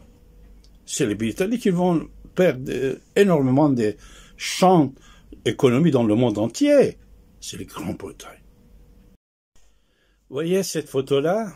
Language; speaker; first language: French; non-native, fluent; Persian